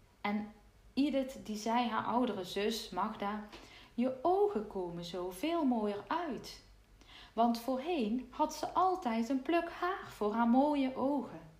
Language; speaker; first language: Dutch; native; Dutch